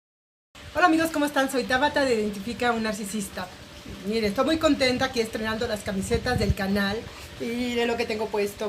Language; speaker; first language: Spanish; native; Spanish